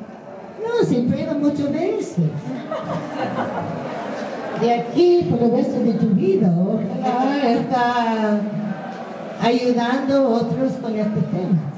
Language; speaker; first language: Spanish; non-native, fluent; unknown